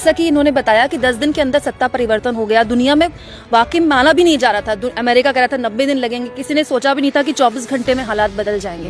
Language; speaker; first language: Hindi; native; Hindi